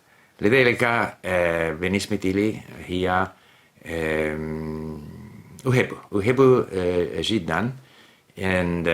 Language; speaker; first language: Arabic; non-native, learner; English